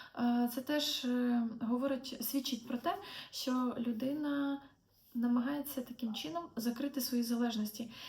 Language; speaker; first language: Ukrainian; non-native, local second language; Russian